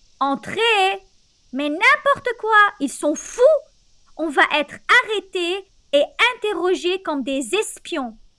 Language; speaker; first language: French; non-native, local second language; Arabic